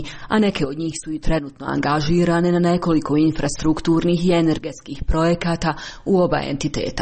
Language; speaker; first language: Croatian; native; Croatian